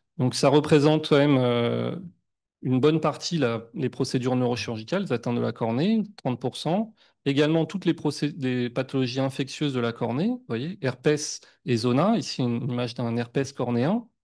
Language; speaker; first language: French; native; French